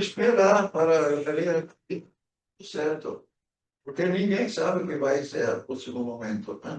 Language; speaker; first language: Portuguese; early bilingual, other home language; German